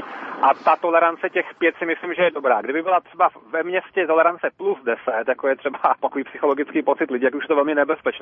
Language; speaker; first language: Czech; native; Czech